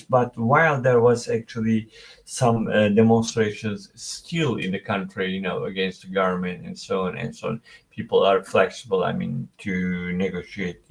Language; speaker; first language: English; non-native, fluent; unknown